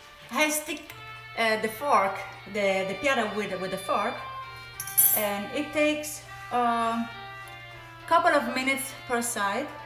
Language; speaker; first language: English; non-native, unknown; Italian